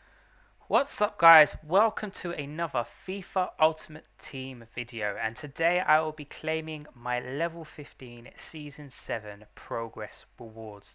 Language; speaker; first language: English; native; English